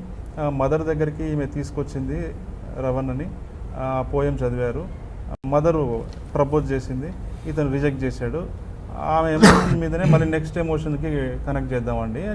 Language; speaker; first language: Telugu; native; Telugu